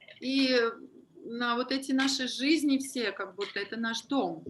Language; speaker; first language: Russian; native; Russian